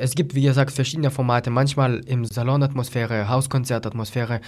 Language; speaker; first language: German; non-native, fluent; Lithuanian